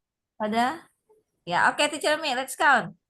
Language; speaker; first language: English; non-native, learner; Indonesian